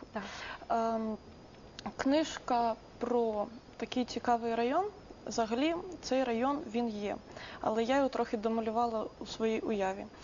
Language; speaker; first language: Ukrainian; native; Ukrainian